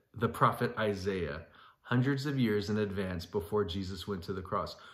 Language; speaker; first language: English; native; English